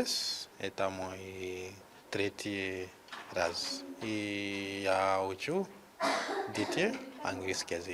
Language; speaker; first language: Russian; non-native, learner; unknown